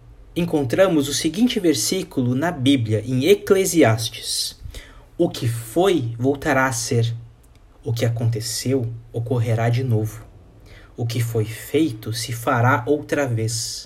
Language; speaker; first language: Portuguese; native; Portuguese